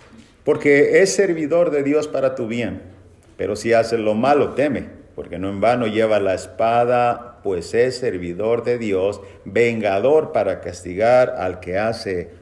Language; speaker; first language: Spanish; native; Spanish